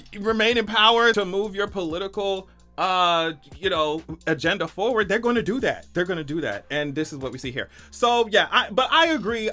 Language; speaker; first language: English; native; English